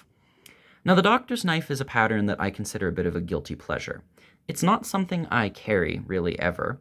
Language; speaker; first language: English; native; English